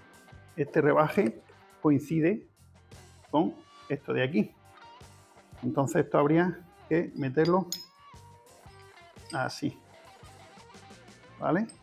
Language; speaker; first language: Spanish; native; Spanish